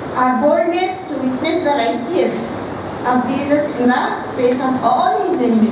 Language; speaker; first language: English; non-native, local second language; Telugu